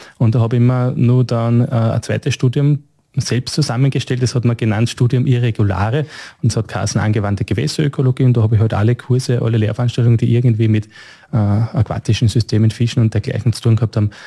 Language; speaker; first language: German; native; German